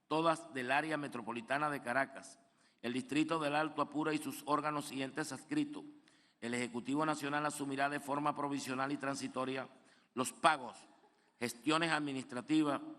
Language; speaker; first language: Spanish; native; Spanish